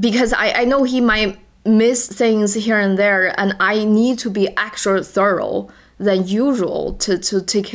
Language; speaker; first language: English; non-native, fluent; Chinese